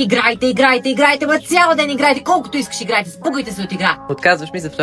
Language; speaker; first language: Bulgarian; native; Bulgarian